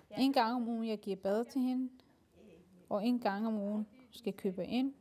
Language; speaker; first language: Danish; non-native, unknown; Somali